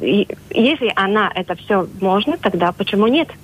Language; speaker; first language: Russian; non-native, local second language; Latvian